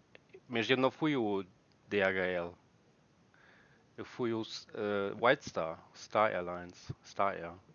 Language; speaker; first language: Portuguese; non-native, learner; German